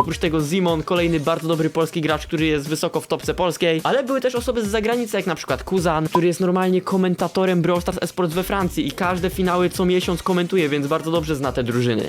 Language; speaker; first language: Polish; native; Polish